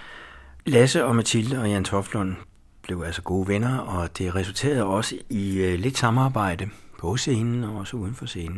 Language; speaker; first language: Danish; native; Danish